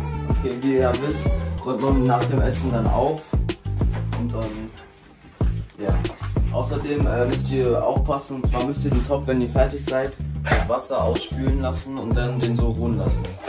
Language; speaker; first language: German; early bilingual, other home language; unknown